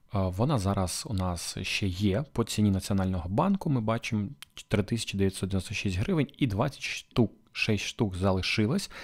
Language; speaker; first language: Ukrainian; non-native, local second language; Russian